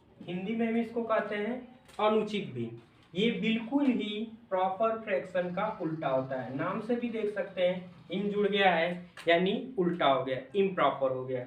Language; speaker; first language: Hindi; native; Hindi